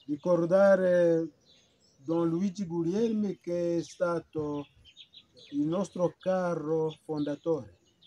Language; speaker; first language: Italian; non-native, fluent; Kinyarwanda